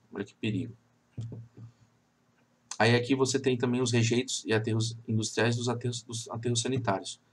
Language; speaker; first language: Portuguese; native; Portuguese